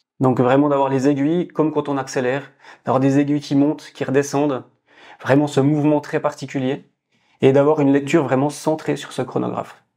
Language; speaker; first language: French; native; French